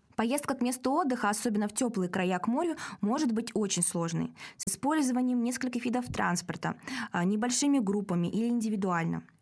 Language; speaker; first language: Russian; native; Russian